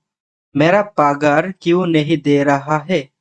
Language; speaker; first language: Hindi; non-native, learner; Bangla